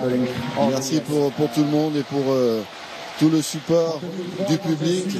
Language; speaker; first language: French; native; French